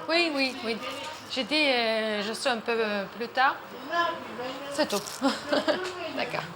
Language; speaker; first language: French; non-native, learner; Turkish